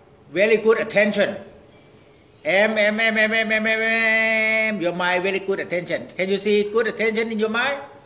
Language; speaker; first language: English; non-native, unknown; Thai